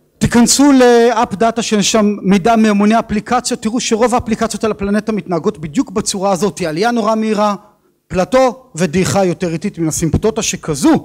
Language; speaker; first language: Hebrew; native; Hebrew